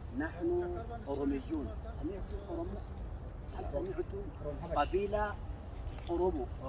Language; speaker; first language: Arabic; non-native, learner; Oromo